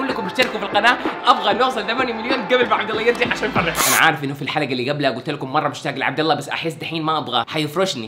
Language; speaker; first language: Arabic; native; Arabic